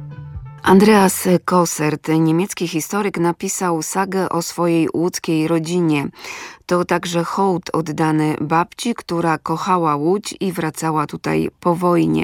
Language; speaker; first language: Polish; native; Polish